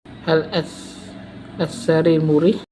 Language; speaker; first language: Arabic; non-native, learner; Malay